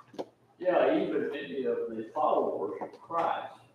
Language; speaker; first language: English; native; English